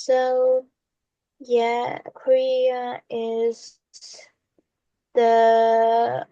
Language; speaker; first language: English; non-native, learner; Korean